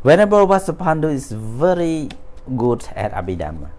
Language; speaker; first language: English; non-native, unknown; Khmer